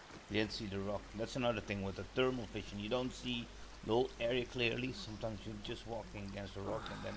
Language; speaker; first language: English; non-native, fluent; Dutch